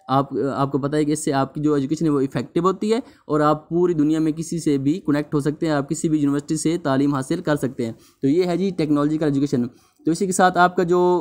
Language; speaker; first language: Urdu; native; Urdu